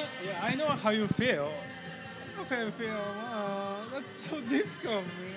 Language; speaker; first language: English; non-native, learner; Japanese